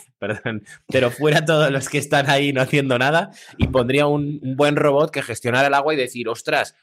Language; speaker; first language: Spanish; non-native, fluent; Russian